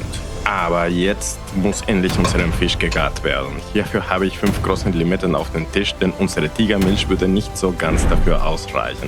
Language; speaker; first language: German; non-native, fluent; Spanish